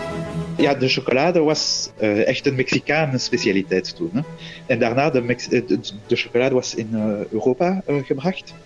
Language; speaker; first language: Dutch; non-native, local second language; French